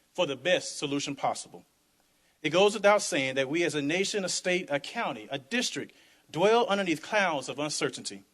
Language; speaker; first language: English; native; English